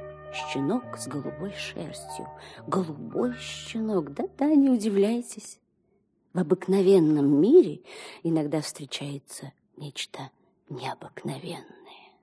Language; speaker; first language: Russian; native; Russian